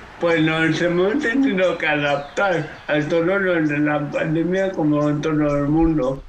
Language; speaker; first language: Spanish; native; Spanish